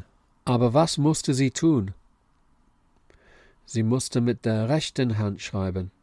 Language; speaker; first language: German; non-native, fluent; English